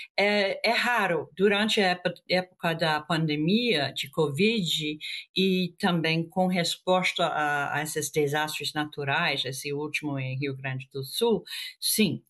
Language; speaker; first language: Portuguese; non-native, fluent; English